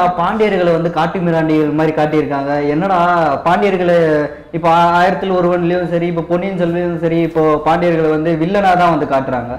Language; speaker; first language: Tamil; native; Tamil